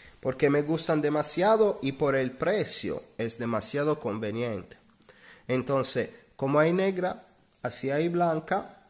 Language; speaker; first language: Spanish; non-native, learner; Italian